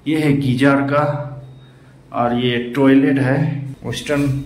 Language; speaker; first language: Hindi; non-native, local second language; Bangla